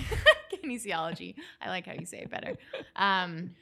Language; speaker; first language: English; native; English